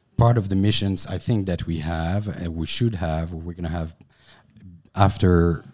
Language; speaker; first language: English; non-native, fluent; French